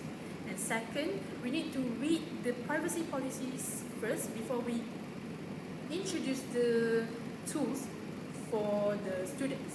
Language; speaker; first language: English; non-native, local second language; Malay